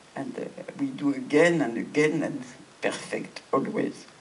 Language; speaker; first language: English; non-native, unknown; French